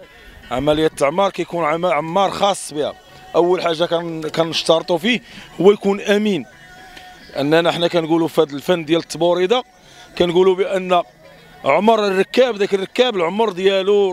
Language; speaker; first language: Arabic; native; Arabic